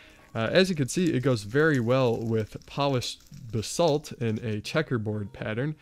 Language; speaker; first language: English; native; English